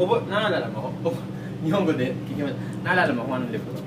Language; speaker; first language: Japanese; non-native, fluent; Filipino